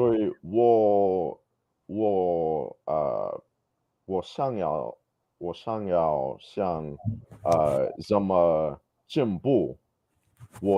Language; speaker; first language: Chinese; non-native, learner; English